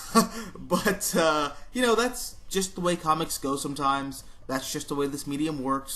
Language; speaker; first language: English; native; English